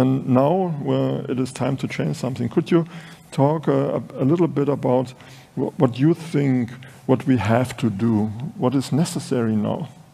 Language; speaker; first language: English; non-native, fluent; German